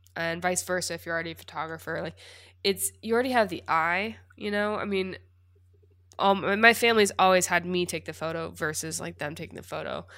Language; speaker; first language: English; native; English